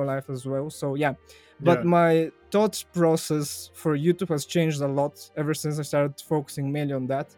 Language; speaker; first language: English; non-native, fluent; Bulgarian